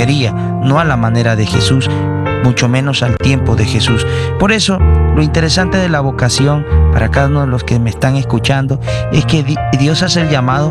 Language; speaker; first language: Spanish; native; Spanish